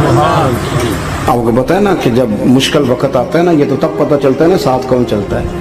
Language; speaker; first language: Urdu; non-native, local second language; Punjabi